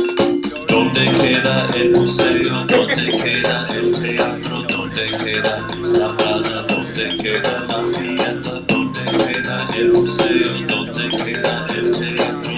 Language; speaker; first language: Spanish; non-native, fluent; English